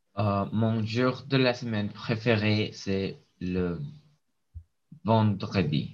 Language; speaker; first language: French; non-native, learner; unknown